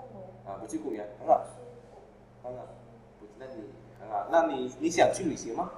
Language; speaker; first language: Chinese; non-native, fluent; Vietnamese